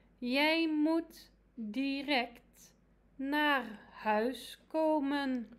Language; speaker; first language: Dutch; non-native, fluent; Arabic